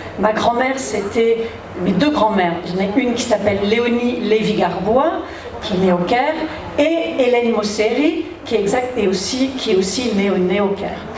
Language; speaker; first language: French; early bilingual, heritage; French